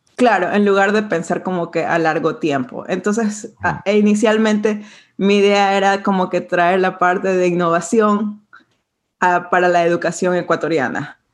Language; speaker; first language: Spanish; native; Spanish